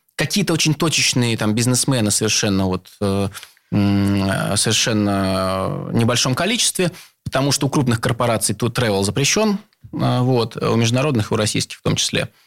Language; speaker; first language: Russian; native; Russian